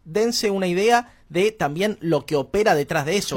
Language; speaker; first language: Spanish; native; Spanish